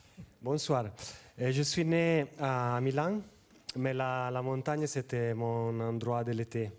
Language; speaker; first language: French; non-native, fluent; Italian